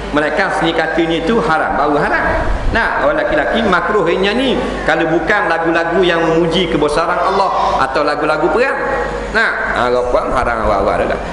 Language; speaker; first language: Malay; native; Malay